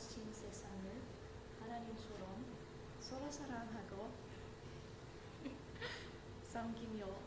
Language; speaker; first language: Korean; non-native, learner; English